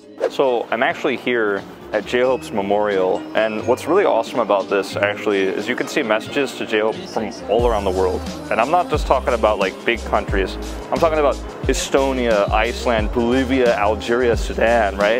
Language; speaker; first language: English; native; English